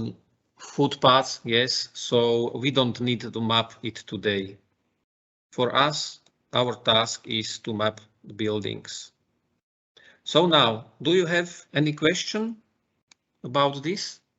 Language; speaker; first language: English; non-native, fluent; Slovak